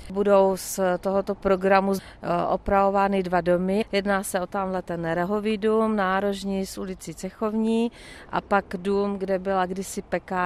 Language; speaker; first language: Czech; native; Czech